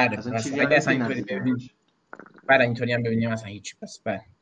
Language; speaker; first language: Persian; native; Persian